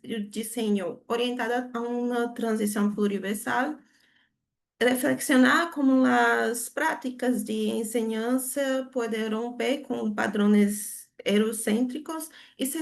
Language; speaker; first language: Spanish; non-native, learner; Portuguese